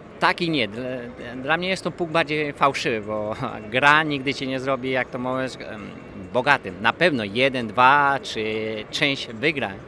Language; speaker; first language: Polish; early bilingual, heritage; Polish